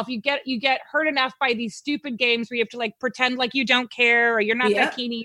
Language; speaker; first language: English; native; English